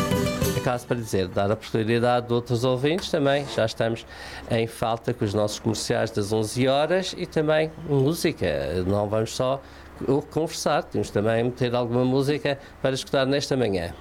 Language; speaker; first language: Portuguese; native; Portuguese